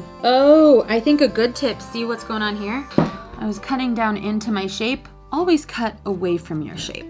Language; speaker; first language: English; native; English